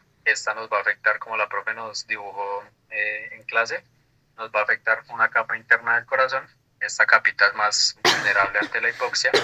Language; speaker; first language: Spanish; native; Spanish